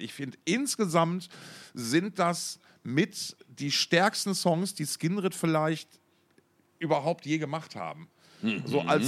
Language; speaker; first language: German; native; German